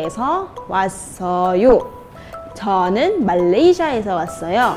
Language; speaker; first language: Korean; non-native, learner; Malay